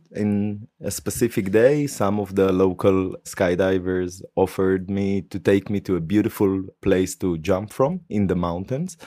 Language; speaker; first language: English; non-native, fluent; Hebrew